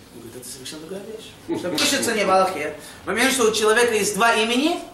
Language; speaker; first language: Russian; early bilingual, heritage; Russian